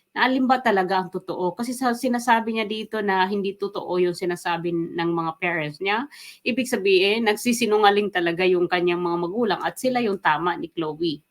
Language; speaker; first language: Filipino; non-native, local second language; Waray